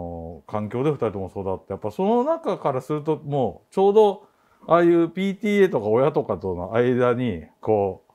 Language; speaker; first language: Japanese; native; Japanese